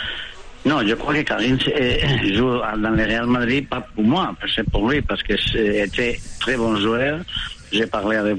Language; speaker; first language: French; non-native, fluent; Spanish